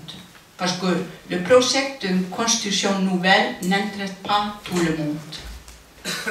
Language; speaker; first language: French; non-native, learner; Icelandic